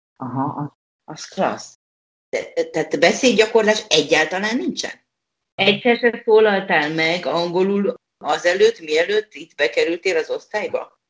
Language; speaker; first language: Hungarian; native; Hungarian